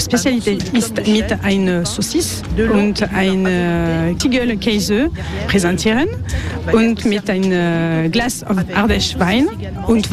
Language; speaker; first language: German; non-native, learner; French